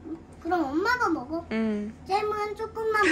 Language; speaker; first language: Korean; early bilingual, other home language; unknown